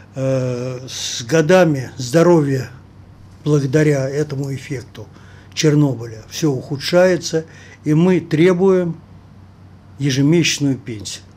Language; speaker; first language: Russian; native; Russian